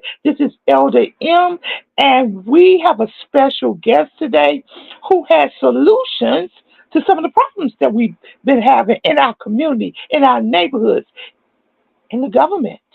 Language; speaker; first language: English; native; English